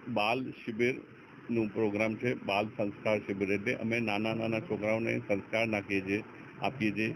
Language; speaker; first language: Gujarati; non-native, local second language; Sindhi